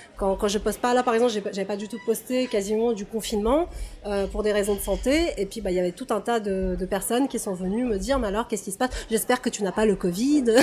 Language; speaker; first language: French; non-native, fluent; Russian